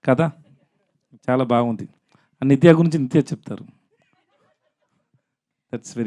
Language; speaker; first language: Telugu; non-native, learner; Tamil